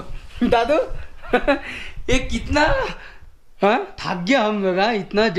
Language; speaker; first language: Hindi; non-native, learner; Bangla